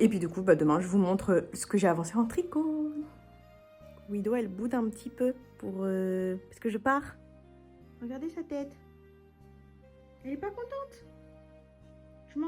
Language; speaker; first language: French; native; French